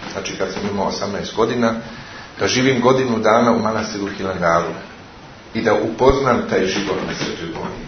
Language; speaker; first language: Serbian; early bilingual, heritage; Serbian